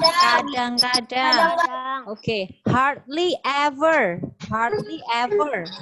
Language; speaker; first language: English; non-native, fluent; Indonesian